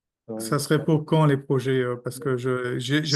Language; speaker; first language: French; native; French